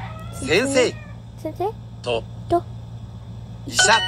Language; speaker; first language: Japanese; non-native, learner; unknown